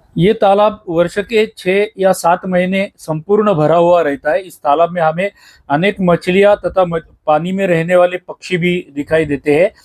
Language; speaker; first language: Hindi; non-native, local second language; Marathi